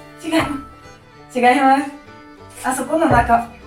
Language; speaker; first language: Japanese; non-native, fluent; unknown